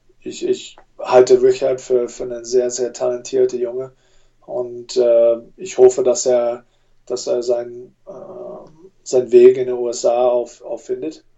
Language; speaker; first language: German; non-native, fluent; English